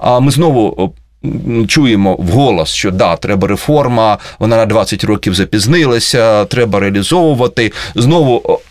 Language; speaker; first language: Ukrainian; native; Ukrainian